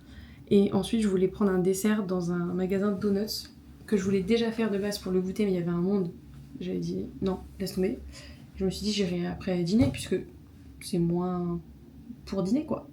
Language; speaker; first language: French; native; French